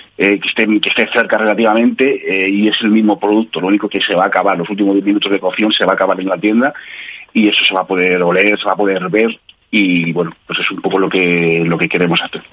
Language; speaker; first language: Spanish; native; Spanish